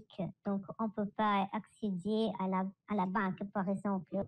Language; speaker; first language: French; non-native, learner; Italian